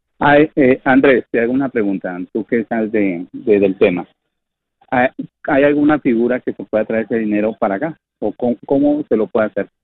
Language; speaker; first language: Spanish; native; Spanish